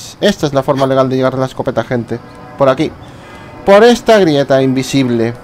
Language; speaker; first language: Spanish; native; Spanish